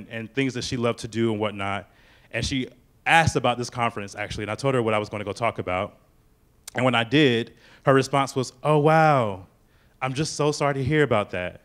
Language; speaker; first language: English; native; English